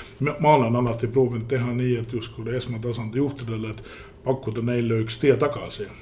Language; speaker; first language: Estonian; early bilingual, heritage; Estonian